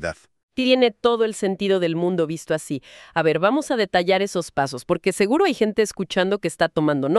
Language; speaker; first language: Spanish; native; Spanish